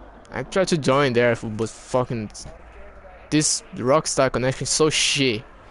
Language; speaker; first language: English; non-native, learner; Portuguese